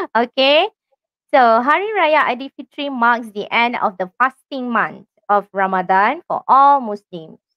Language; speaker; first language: English; non-native, local second language; Malay